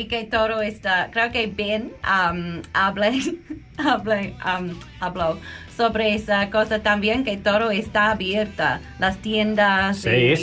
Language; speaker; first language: Spanish; non-native, learner; English